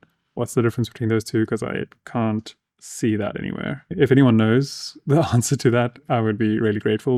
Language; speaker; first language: English; native; English